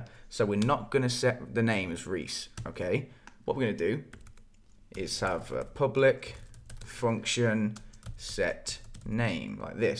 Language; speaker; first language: English; native; English